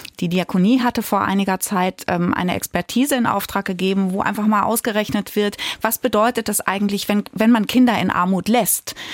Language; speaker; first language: German; native; German